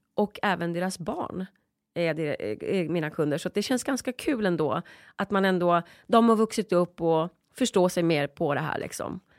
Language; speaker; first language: Swedish; early bilingual, other home language; Polish